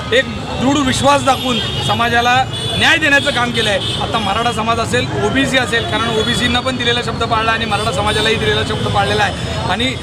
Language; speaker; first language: Marathi; native; Marathi